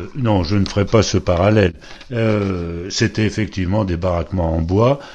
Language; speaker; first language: French; early bilingual, other home language; Polish